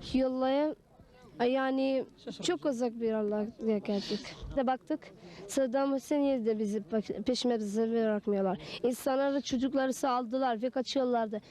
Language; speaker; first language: Turkish; non-native, learner; Kurdish